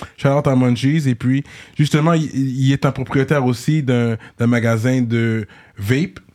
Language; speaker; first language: French; native; French